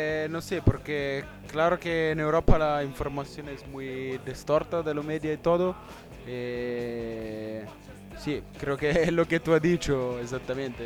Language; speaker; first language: Spanish; non-native, learner; Italian